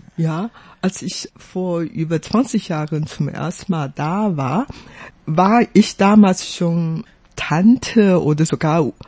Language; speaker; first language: German; non-native, fluent; Chinese